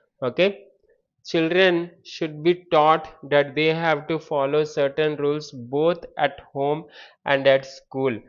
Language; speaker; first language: English; non-native, local second language; Telugu